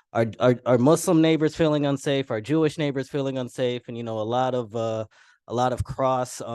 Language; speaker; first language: English; non-native, fluent; Arabic